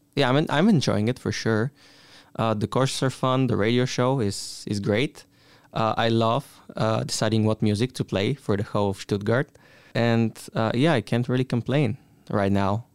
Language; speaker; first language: English; non-native, fluent; Bulgarian